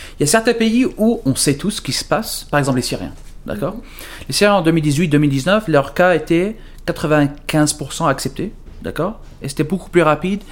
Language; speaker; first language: French; non-native, fluent; Arabic